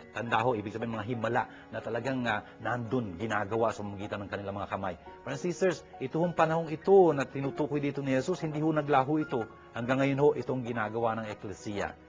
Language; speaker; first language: Filipino; native; Filipino